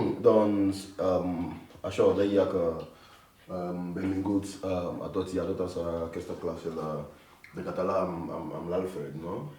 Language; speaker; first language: Catalan; non-native, fluent; Akan